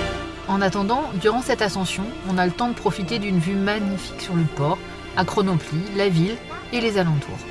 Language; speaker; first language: French; native; French